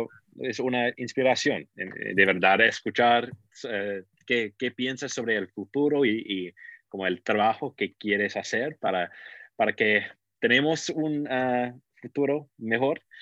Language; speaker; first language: Spanish; non-native, fluent; English